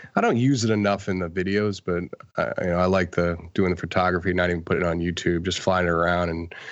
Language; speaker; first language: English; native; English